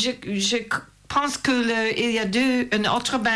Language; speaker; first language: French; non-native, learner; English